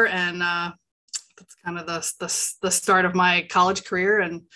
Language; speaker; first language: English; native; English